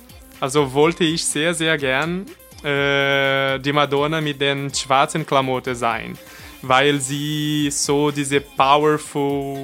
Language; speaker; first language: German; non-native, learner; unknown